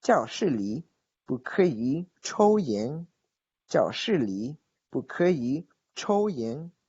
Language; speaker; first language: Chinese; non-native, fluent; Spanish